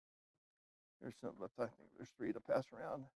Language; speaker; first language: English; native; English